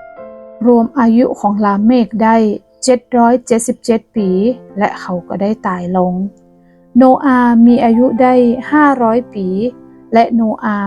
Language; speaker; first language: Thai; non-native, local second language; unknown